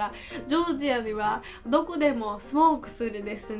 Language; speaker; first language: Japanese; non-native, learner; Georgian